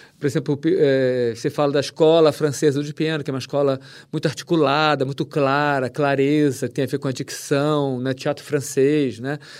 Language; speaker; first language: Portuguese; native; Portuguese